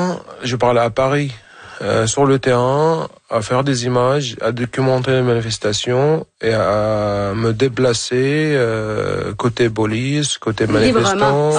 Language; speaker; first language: French; non-native, fluent; Arabic